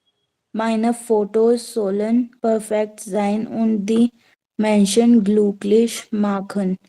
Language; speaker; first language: German; non-native, learner; Hindi